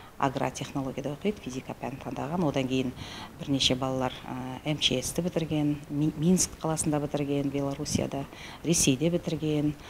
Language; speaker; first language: Kazakh; native; Kazakh